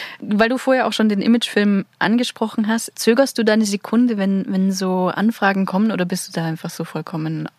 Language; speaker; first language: German; native; German